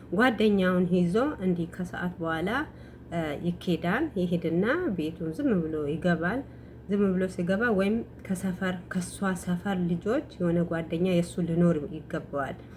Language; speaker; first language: Amharic; non-native, local second language; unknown